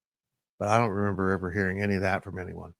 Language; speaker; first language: English; native; English